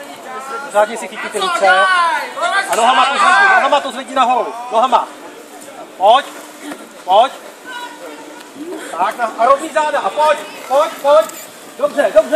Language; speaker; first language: Czech; native; Czech